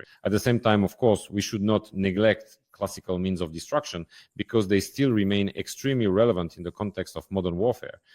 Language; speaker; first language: English; non-native, fluent; Ukrainian